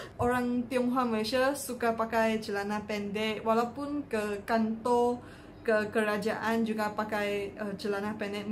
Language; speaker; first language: Indonesian; non-native, fluent; Chinese